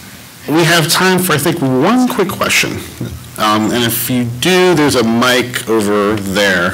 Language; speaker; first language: English; native; English